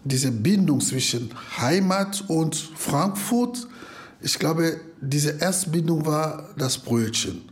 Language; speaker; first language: German; non-native, fluent; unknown